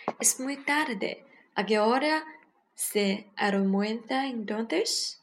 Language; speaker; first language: Spanish; non-native, learner; Chinese